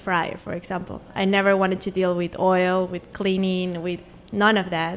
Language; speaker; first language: English; non-native, fluent; Spanish